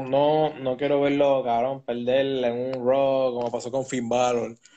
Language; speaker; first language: Spanish; native; Spanish